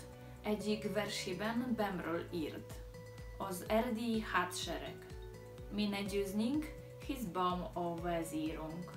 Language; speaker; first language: Hungarian; non-native, learner; Polish